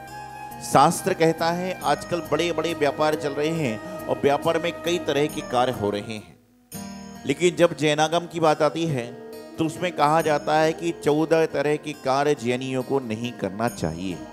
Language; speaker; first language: Hindi; native; Hindi